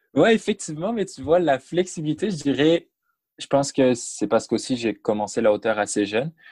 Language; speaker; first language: French; native; French